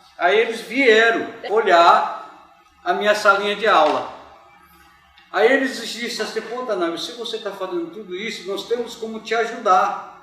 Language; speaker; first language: Portuguese; early bilingual, other home language; Japanese